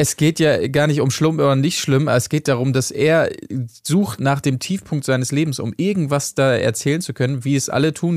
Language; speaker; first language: German; native; German